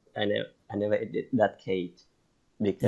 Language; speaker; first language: English; non-native, learner; Vietnamese